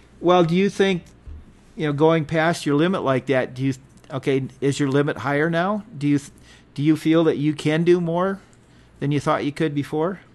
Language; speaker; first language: English; native; English